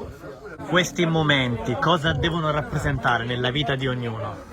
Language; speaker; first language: Italian; native; Italian